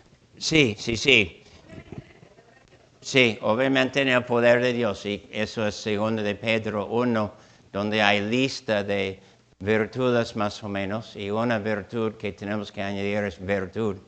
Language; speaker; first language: Spanish; non-native, fluent; English